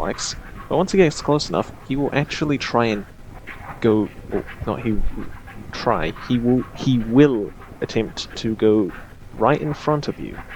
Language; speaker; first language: English; native; English